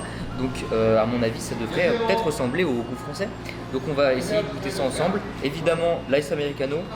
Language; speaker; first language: French; native; French